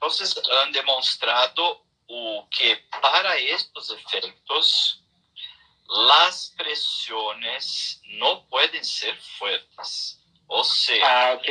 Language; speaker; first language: Spanish; non-native, learner; Portuguese